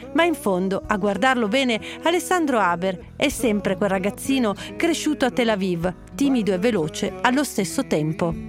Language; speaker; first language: Italian; native; Italian